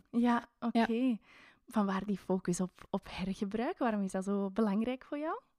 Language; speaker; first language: Dutch; native; Dutch